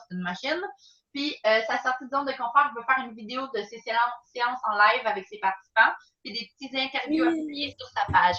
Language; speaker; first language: French; native; French